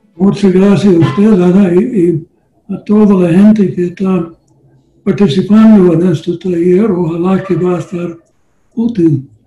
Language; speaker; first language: Spanish; non-native, learner; English